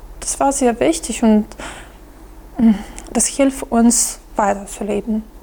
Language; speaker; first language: German; non-native, fluent; Ukrainian